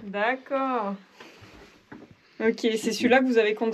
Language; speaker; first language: French; native; French